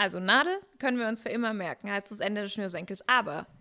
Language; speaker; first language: German; native; German